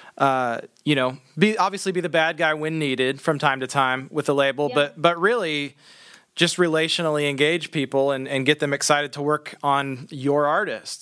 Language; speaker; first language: English; native; English